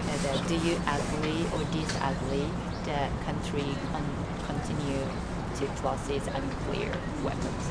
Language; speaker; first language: English; non-native, learner; Japanese